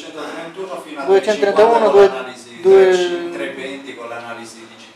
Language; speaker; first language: Italian; native; Italian